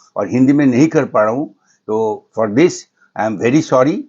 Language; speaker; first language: Hindi; non-native, local second language; Bangla